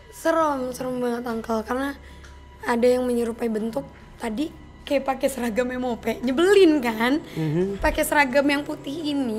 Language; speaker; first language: Indonesian; native; Indonesian